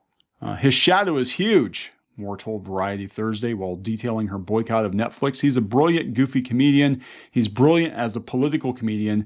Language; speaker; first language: English; native; English